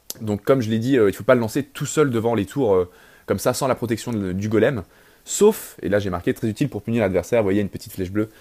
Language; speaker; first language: French; native; French